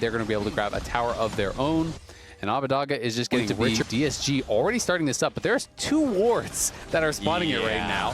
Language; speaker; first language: English; native; English